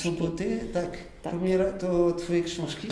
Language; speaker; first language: Polish; non-native, learner; French